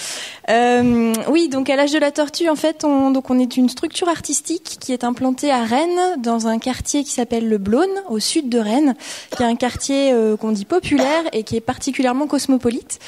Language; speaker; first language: French; native; French